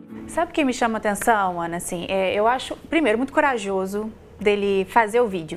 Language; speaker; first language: Portuguese; native; Portuguese